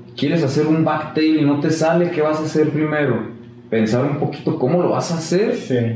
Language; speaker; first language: Spanish; native; Spanish